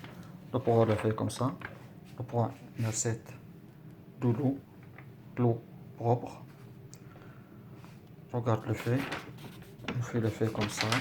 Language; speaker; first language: French; non-native, learner; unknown